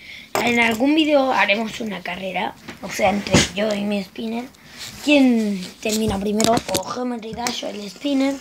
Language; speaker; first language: Spanish; native; Spanish